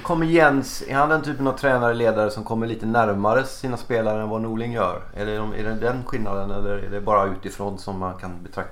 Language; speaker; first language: Swedish; native; Swedish